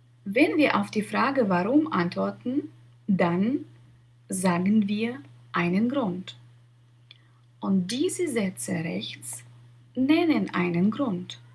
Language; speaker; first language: German; non-native, fluent; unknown